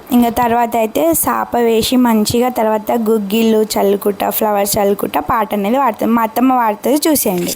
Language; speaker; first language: Telugu; non-native, local second language; Lambadi